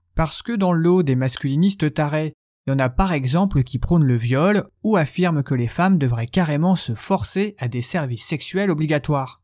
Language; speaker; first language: French; native; French